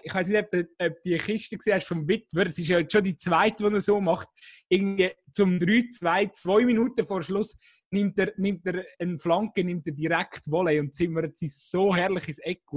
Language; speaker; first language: German; native; German